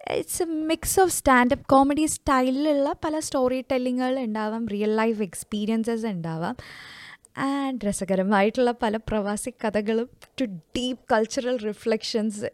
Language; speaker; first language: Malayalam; early bilingual, heritage; Malayalam